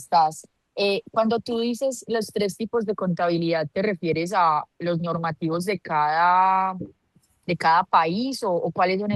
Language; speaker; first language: Spanish; native; Spanish